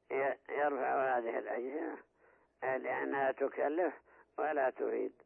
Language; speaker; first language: Arabic; native; Arabic